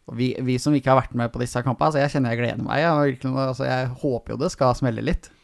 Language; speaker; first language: Norwegian; native; Norwegian